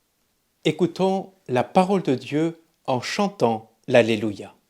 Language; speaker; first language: French; native; French